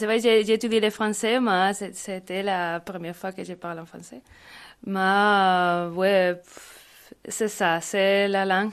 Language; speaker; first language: French; non-native, learner; Spanish